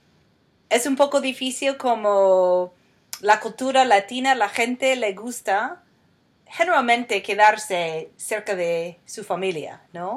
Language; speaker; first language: Spanish; non-native, fluent; English